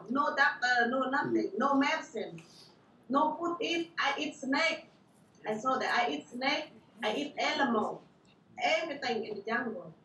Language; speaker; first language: English; non-native, learner; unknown